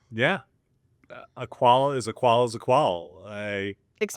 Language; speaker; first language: English; native; English